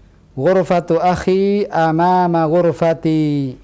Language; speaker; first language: Arabic; non-native, fluent; Indonesian